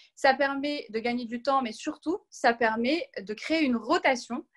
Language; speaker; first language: French; non-native, local second language; Arabic